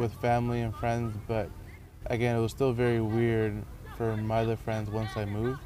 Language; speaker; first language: English; early bilingual, other home language; Persian